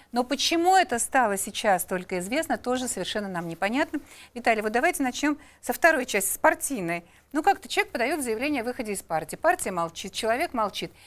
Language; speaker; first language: Russian; native; Russian